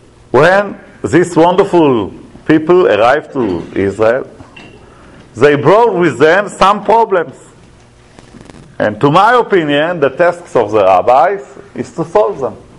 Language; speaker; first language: English; non-native, fluent; Hebrew